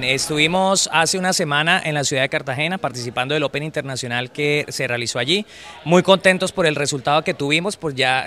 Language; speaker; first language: Spanish; native; Spanish